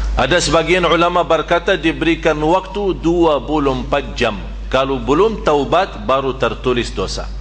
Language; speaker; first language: Malay; non-native, fluent; Arabic